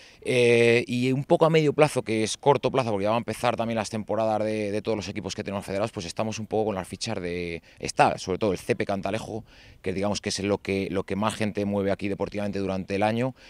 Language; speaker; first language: Spanish; native; Spanish